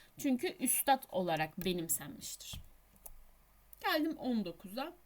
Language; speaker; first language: Turkish; native; Turkish